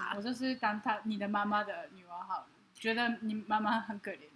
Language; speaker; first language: Chinese; non-native, fluent; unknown